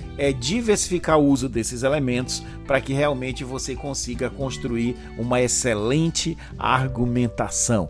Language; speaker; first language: Portuguese; native; Portuguese